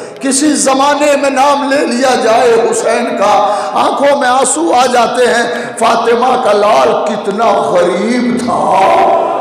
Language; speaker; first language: Urdu; native; Urdu